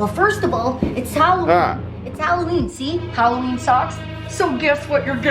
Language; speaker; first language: English; native; English